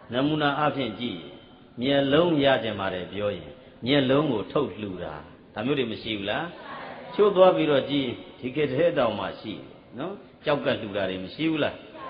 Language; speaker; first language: Burmese; native; Burmese